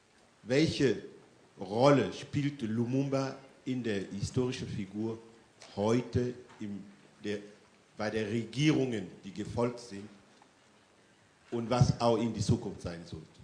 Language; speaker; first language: German; non-native, fluent; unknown